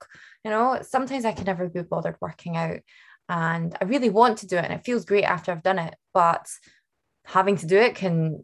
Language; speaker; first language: English; native; English